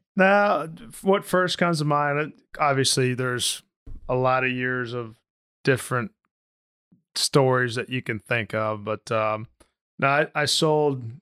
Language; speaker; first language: English; native; English